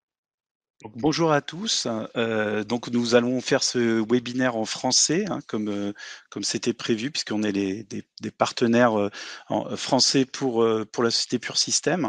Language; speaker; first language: French; native; French